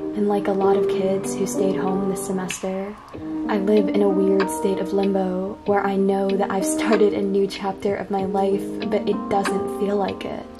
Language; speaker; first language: English; native; English